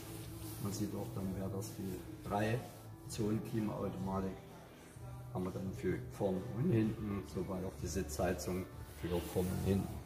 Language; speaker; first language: German; native; German